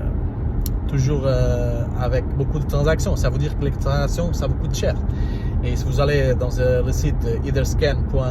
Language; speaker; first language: French; non-native, learner; Portuguese